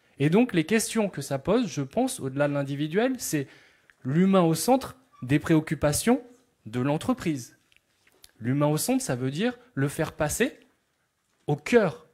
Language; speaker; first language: French; native; French